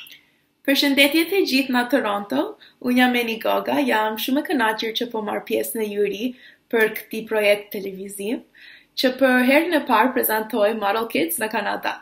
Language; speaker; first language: Albanian; early bilingual, heritage; Albanian